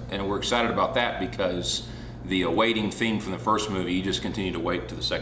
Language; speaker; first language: English; native; English